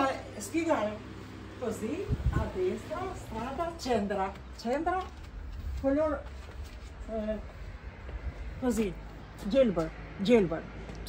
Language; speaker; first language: Italian; non-native, learner; Albanian